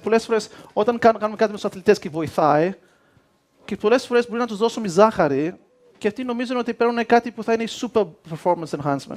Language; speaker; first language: Greek; early bilingual, heritage; Greek